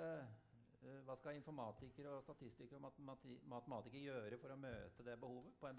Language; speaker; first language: Norwegian; native; Norwegian